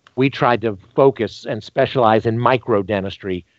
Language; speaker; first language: English; native; English